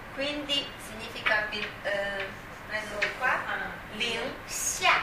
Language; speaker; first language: Italian; non-native, learner; Chinese